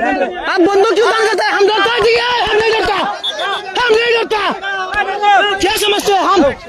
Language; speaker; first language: Hindi; non-native, learner; Bangla